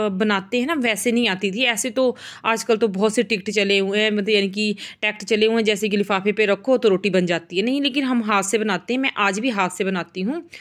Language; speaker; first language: Hindi; non-native, local second language; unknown